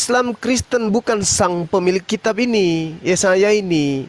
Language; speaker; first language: Indonesian; native; Indonesian